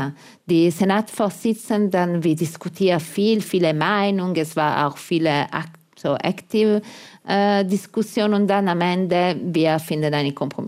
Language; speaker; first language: German; non-native, fluent; Italian